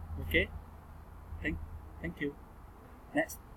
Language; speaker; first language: English; non-native, learner; Malay